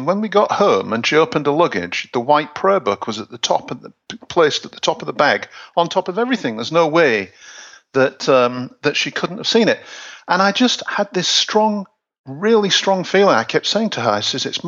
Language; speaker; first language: English; native; English